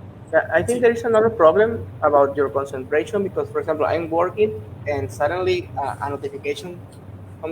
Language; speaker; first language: English; non-native, learner; Spanish